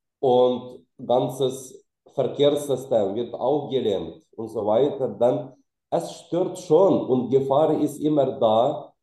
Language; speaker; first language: German; non-native, fluent; Ukrainian